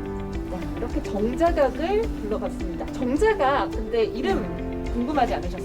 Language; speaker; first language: Korean; native; Korean